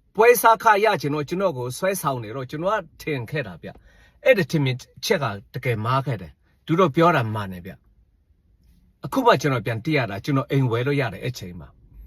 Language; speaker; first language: Burmese; non-native, local second language; Shan